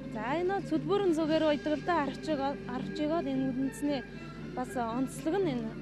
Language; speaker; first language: Mongolian; non-native, local second language; Kazakh